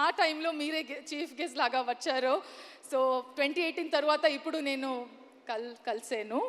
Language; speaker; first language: Telugu; non-native, learner; Kannada